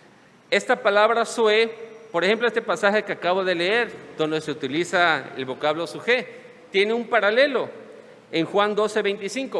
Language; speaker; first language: Spanish; native; Spanish